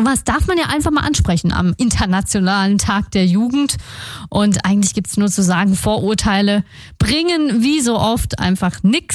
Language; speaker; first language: German; native; German